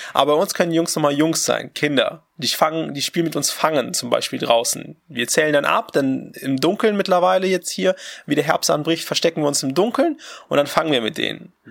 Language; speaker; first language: German; early bilingual, other home language; Russian